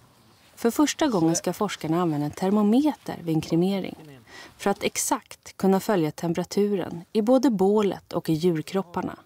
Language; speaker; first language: Swedish; native; Swedish